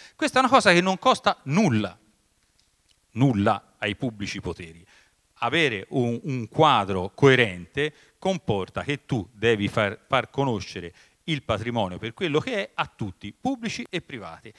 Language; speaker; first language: Italian; native; Italian